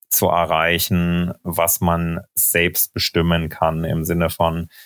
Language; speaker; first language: German; native; German